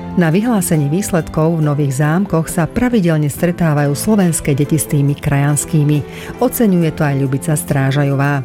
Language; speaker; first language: Slovak; native; Slovak